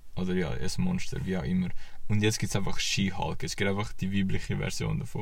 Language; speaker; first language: German; native; German